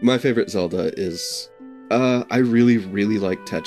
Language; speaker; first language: English; native; English